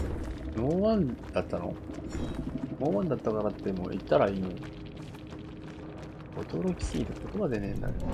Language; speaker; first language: Japanese; native; Japanese